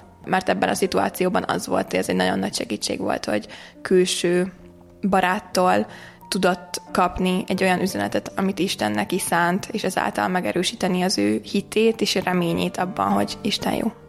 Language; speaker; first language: Hungarian; native; Hungarian